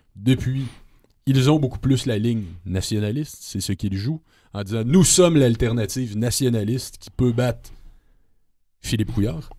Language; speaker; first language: French; native; French